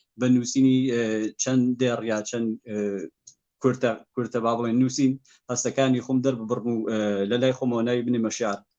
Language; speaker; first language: Central Kurdish; non-native, local second language; Gurani